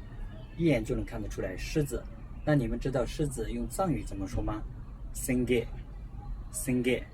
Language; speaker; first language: Chinese; non-native, local second language; Tibetan